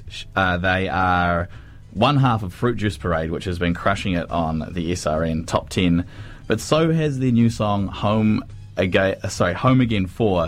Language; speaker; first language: English; native; English